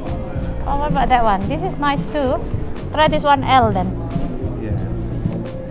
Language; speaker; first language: English; non-native, learner; Indonesian